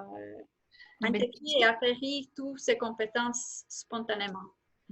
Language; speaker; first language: French; non-native, fluent; Estonian